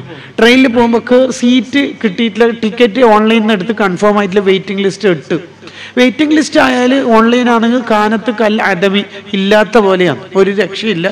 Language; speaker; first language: Malayalam; native; Malayalam